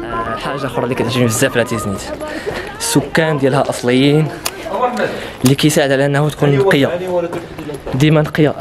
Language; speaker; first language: Arabic; native; Arabic